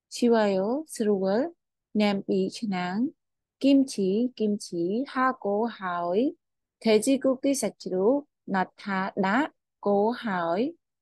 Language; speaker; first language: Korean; non-native, fluent; Khmer